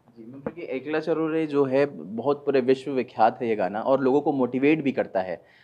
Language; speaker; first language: Hindi; native; Hindi